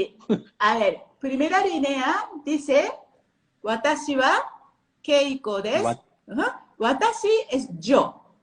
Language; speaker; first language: Spanish; non-native, learner; Japanese